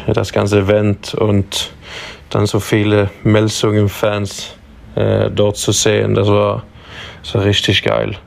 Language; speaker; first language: German; non-native, fluent; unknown